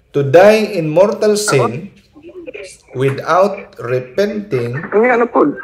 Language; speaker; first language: Filipino; non-native, local second language; Cebuano